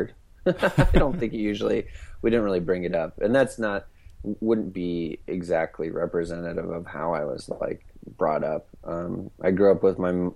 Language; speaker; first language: English; native; English